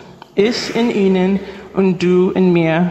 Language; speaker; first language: German; non-native, fluent; English